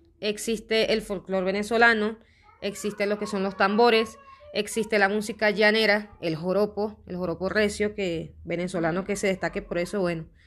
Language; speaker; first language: Spanish; native; Spanish